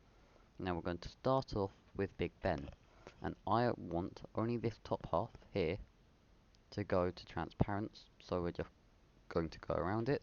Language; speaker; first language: English; native; English